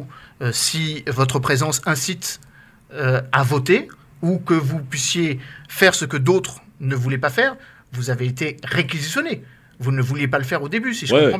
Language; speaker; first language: French; native; French